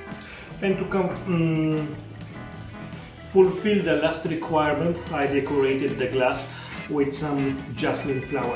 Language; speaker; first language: English; non-native, fluent; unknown